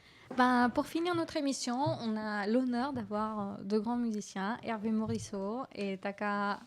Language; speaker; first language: French; native; French